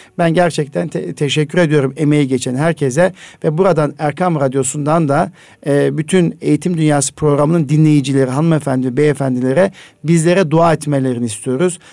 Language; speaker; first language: Turkish; native; Turkish